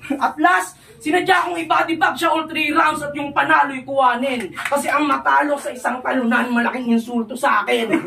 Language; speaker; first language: Filipino; native; Filipino